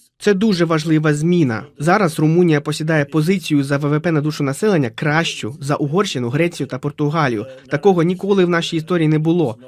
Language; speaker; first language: Ukrainian; non-native, fluent; Romanian